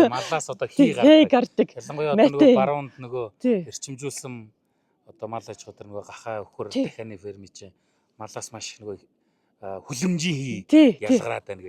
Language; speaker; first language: Mongolian; native; Mongolian